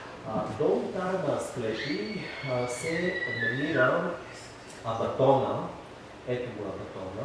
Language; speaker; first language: Bulgarian; native; Bulgarian